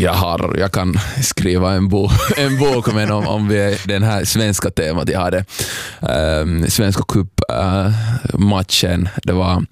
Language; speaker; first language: Swedish; non-native, local second language; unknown